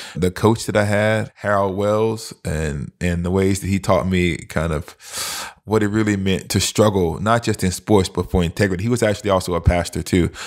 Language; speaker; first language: English; native; English